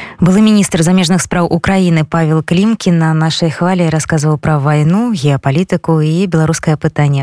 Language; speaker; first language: Ukrainian; non-native, learner; Belarusian